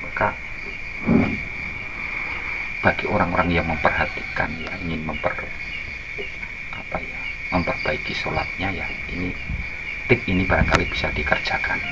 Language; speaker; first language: Indonesian; non-native, local second language; Javanese